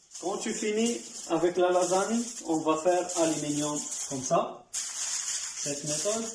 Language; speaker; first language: French; non-native, learner; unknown